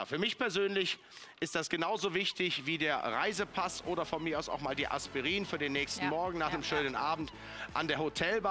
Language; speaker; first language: German; native; German